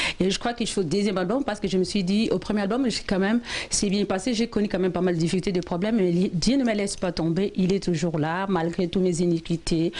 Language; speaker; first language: French; non-native, local second language; Lingala